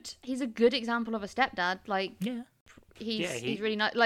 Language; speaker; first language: English; native; English